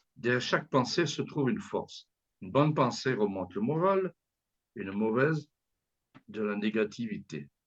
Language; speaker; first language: French; native; French